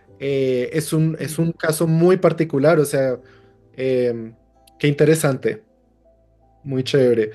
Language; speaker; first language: Spanish; native; Spanish